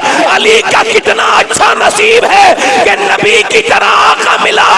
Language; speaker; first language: Urdu; native; Urdu